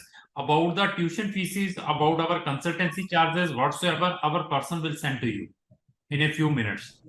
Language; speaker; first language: English; non-native, local second language; Hindi